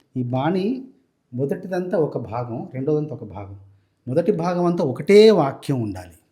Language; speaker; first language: Telugu; native; Telugu